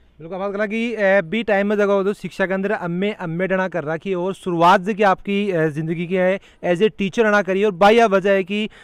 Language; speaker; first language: Hindi; native; Hindi